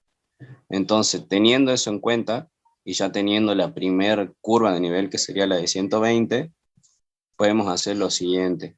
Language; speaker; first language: Spanish; native; Spanish